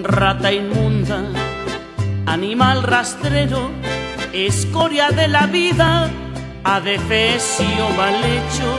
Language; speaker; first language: Galician; native; Galician